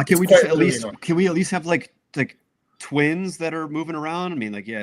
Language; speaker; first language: English; native; English